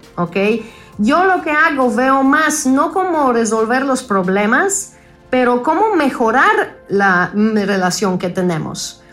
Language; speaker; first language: Spanish; non-native, fluent; Polish